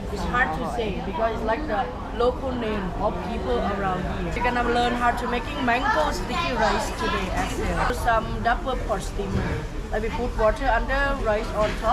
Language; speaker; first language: English; non-native, fluent; Thai